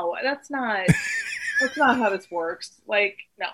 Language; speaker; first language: English; native; English